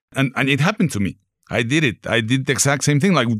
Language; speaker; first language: English; non-native, fluent; Spanish